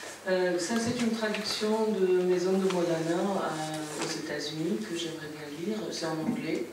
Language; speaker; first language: French; non-native, fluent; Persian